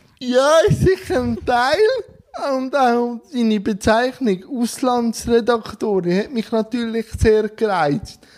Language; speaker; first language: German; native; German